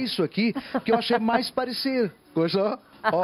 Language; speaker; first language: Portuguese; native; Portuguese